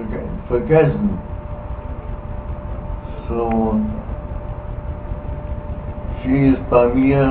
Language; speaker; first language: German; early bilingual, heritage; German